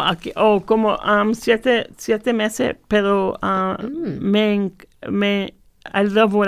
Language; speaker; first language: Spanish; early bilingual, heritage; Spanish